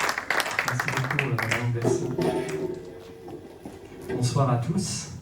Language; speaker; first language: French; native; French